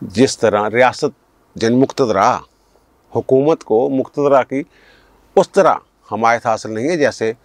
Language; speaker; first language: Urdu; non-native, local second language; Punjabi